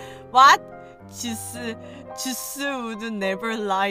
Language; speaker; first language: English; non-native, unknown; Korean